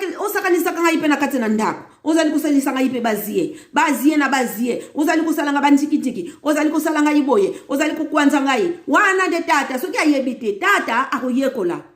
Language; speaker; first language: Lingala; non-native, local second language; Kongo